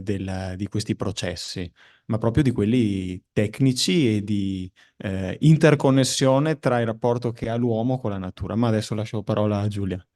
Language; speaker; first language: Italian; native; Italian